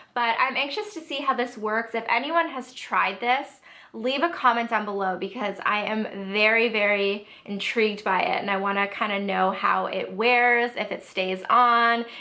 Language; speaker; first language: English; native; English